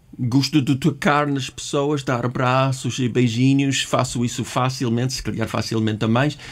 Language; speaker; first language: Portuguese; non-native, fluent; English